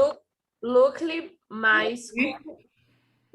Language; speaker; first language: English; non-native, learner; Portuguese